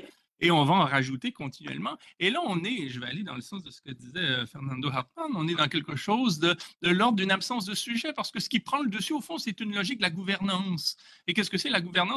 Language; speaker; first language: French; native; French